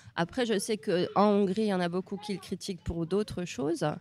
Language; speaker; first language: French; non-native, fluent; Hungarian